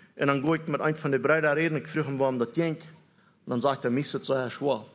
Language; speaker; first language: German; native; German